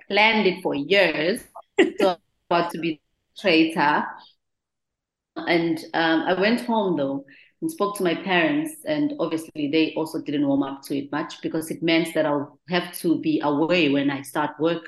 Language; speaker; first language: English; non-native, local second language; Zulu